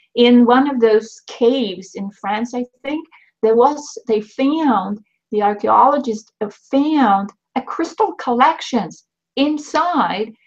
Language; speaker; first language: English; non-native, fluent; Swedish